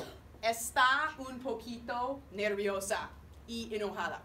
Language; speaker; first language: Spanish; non-native, fluent; English